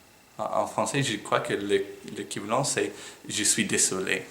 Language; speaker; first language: French; non-native, fluent; English